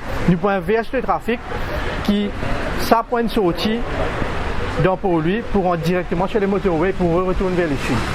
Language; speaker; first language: French; non-native, local second language; Morisyen